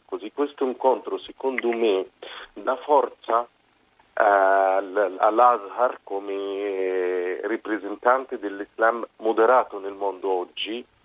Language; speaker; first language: Italian; non-native, fluent; Arabic